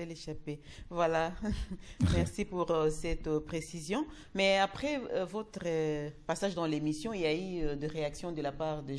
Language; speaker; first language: French; non-native, local second language; Lingala